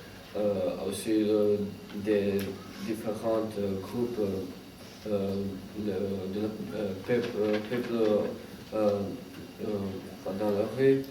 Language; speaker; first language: French; non-native, learner; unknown